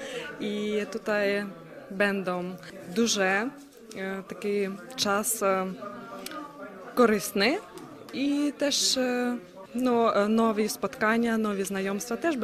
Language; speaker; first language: Polish; non-native, learner; Ukrainian